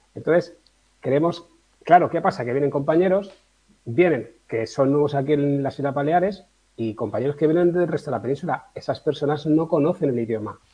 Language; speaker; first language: Spanish; native; Spanish